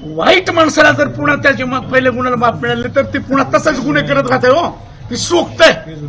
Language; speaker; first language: Marathi; native; Marathi